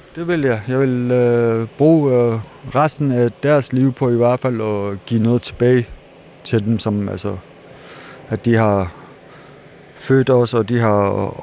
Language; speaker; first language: Danish; early bilingual, other home language; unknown